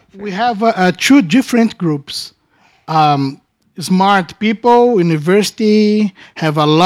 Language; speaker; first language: English; non-native, learner; Portuguese